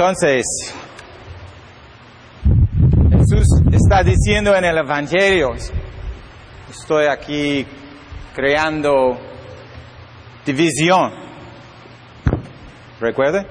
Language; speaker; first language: Spanish; non-native, learner; English